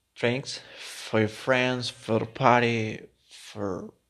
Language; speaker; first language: English; non-native, learner; Spanish